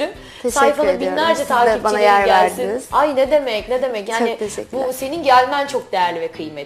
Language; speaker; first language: Turkish; native; Turkish